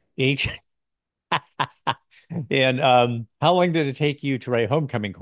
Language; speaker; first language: English; native; English